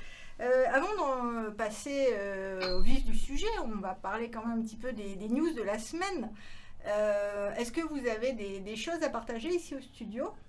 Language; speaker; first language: French; native; French